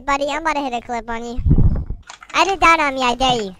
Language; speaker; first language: English; native; English